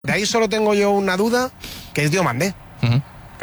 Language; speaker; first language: Spanish; native; Spanish